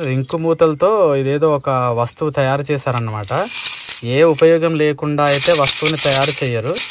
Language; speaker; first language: Telugu; native; Telugu